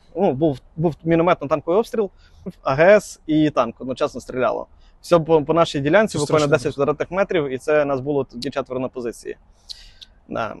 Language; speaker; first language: Ukrainian; native; Ukrainian